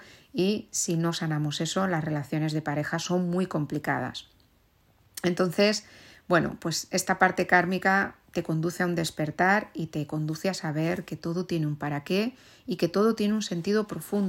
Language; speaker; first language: Spanish; native; Spanish